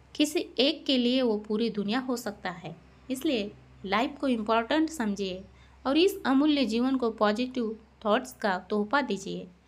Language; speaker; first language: Hindi; non-native, local second language; Marathi